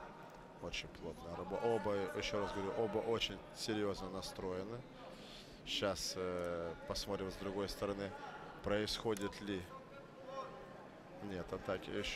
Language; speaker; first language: Russian; native; Russian